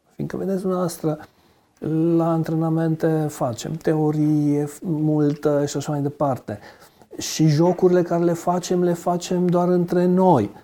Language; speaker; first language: Romanian; native; Romanian